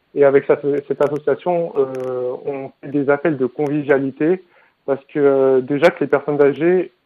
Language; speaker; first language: French; native; French